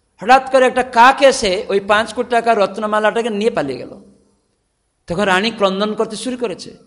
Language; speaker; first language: Bangla; non-native, fluent; Odia